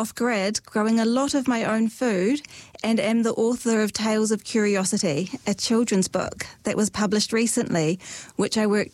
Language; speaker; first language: English; native; English